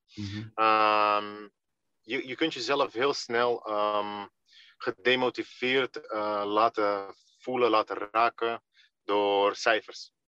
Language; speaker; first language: Dutch; early bilingual, other home language; Russian